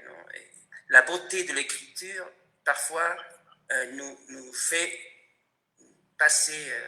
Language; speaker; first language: French; non-native, fluent; Spanish